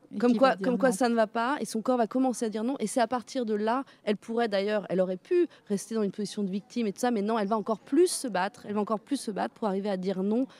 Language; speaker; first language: French; native; French